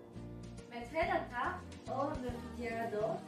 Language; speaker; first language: French; non-native, learner; Spanish